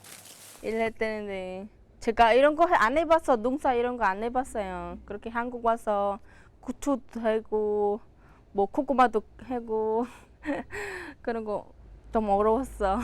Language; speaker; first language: Korean; non-native, learner; Khmer